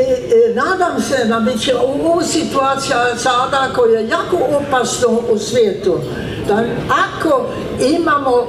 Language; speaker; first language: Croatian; non-native, learner; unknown